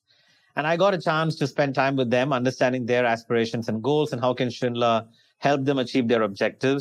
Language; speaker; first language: English; non-native, local second language; Tamil